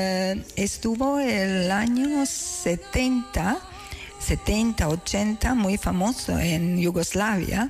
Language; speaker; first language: Spanish; non-native, fluent; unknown